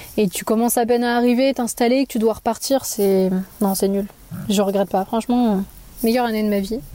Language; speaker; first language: French; native; French